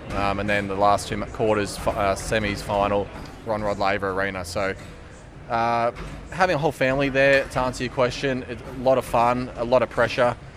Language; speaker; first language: English; native; English